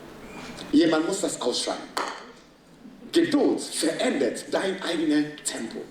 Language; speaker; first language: German; non-native, fluent; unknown